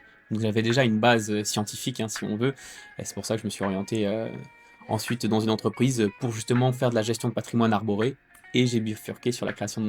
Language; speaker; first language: French; native; French